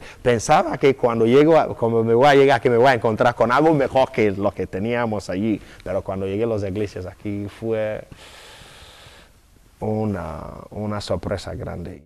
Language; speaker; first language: Spanish; non-native, learner; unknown